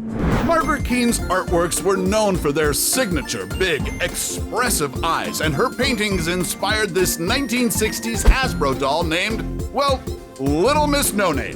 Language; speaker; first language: English; native; English